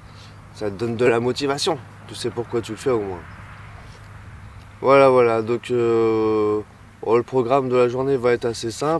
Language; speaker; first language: French; native; French